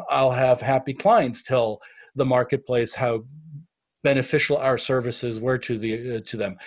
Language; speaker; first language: English; non-native, fluent; German